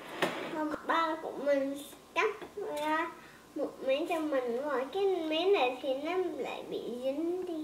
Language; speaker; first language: Vietnamese; early bilingual, heritage; Vietnamese